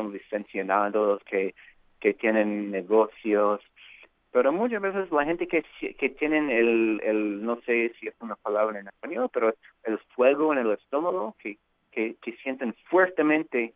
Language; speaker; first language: Spanish; non-native, fluent; English